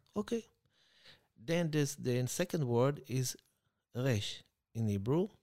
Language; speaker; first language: English; non-native, fluent; Hebrew